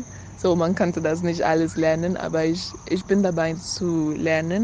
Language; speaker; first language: German; non-native, learner; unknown